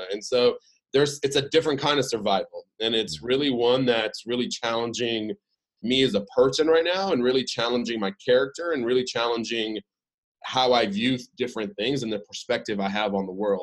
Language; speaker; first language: English; early bilingual, other home language; Arabic